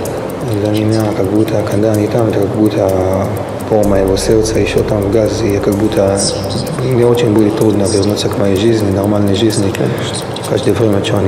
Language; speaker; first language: Russian; early bilingual, heritage; Russian